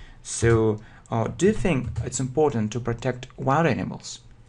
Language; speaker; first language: English; non-native, fluent; Russian